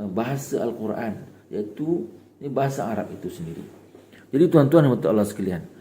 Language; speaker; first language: Malay; native; Malay